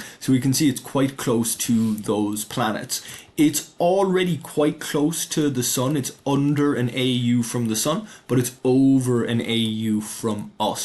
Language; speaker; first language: English; native; English